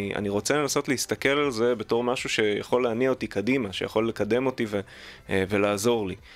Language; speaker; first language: Hebrew; native; Hebrew